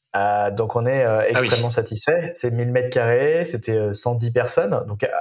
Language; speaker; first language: French; native; French